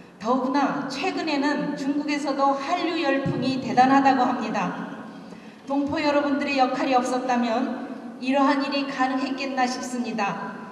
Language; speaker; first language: Korean; native; Korean